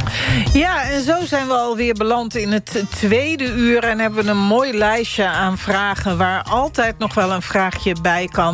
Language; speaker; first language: Dutch; native; Dutch